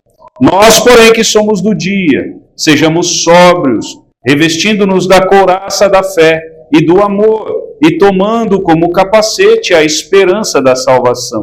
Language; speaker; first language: Portuguese; native; Portuguese